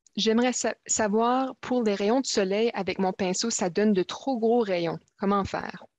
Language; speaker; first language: French; native; French